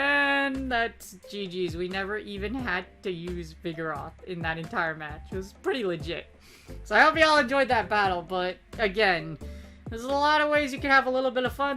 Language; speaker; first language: English; native; English